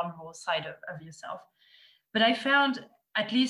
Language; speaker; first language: English; non-native, fluent; German